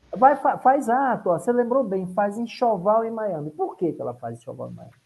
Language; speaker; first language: Portuguese; native; Portuguese